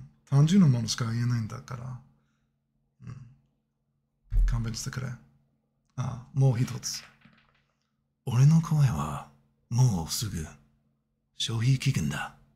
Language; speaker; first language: Japanese; non-native, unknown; English